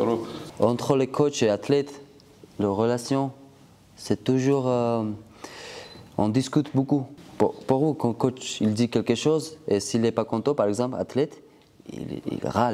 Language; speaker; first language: French; non-native, learner; Georgian